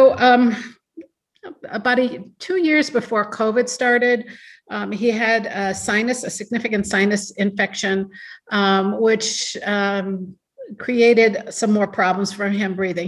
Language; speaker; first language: English; native; English